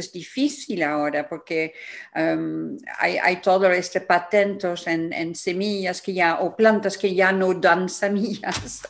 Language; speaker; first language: Spanish; non-native, fluent; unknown